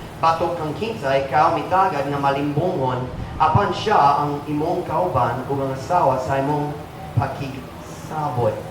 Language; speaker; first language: Cebuano; non-native, learner; English